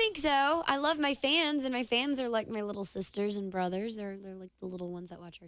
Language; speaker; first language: English; native; English